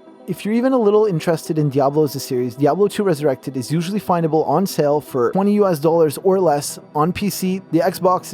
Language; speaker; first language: English; native; English